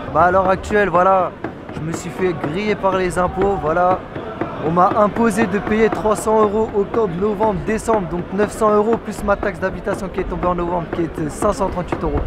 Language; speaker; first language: French; native; French